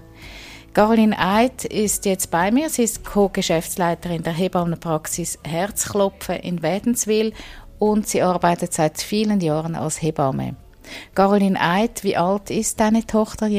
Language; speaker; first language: German; native; German